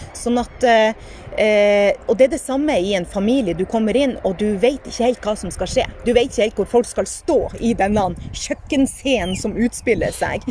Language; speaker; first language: Norwegian; native; Norwegian